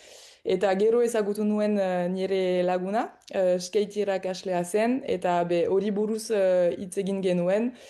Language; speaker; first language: Basque; non-native, local second language; French